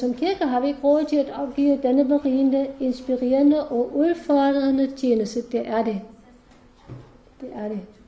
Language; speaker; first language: Danish; non-native, fluent; German